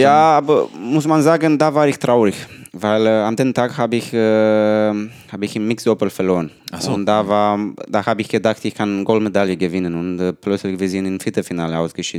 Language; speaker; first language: German; non-native, learner; Romanian